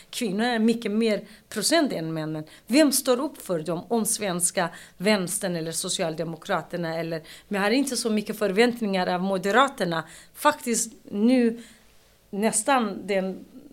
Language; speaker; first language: Swedish; non-native, fluent; Kurdish